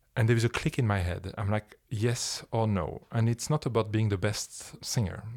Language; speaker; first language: English; non-native, fluent; French